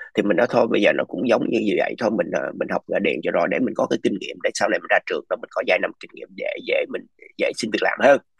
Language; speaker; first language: Vietnamese; early bilingual, other home language; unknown